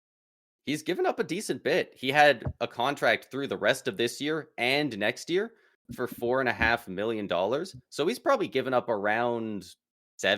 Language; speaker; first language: English; native; English